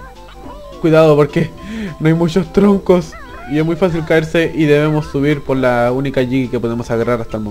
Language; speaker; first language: Spanish; native; Spanish